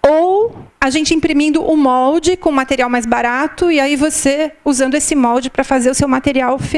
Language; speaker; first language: Portuguese; native; Portuguese